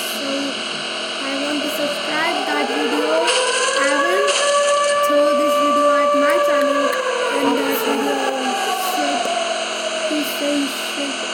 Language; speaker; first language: English; non-native, learner; Hindi